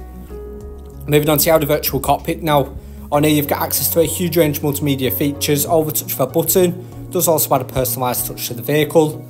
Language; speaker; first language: English; native; English